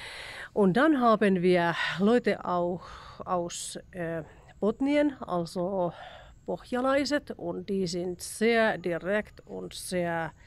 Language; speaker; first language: German; non-native, learner; Finnish